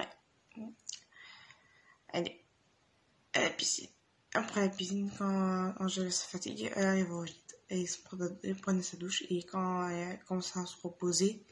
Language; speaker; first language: French; native; French